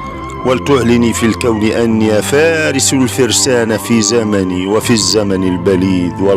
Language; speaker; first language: Arabic; native; Arabic